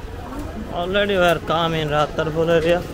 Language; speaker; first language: English; non-native, learner; Bangla